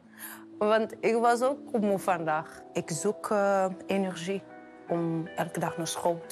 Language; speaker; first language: Dutch; non-native, learner; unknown